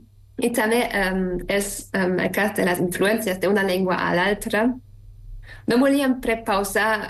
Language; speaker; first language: Catalan; non-native, fluent; German